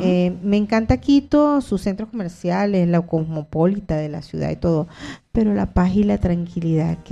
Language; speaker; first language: Spanish; native; Spanish